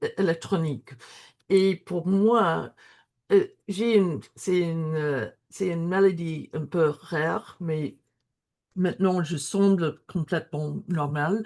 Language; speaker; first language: French; non-native, learner; English